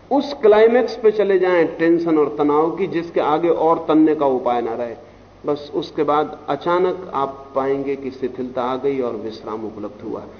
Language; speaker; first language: Hindi; native; Hindi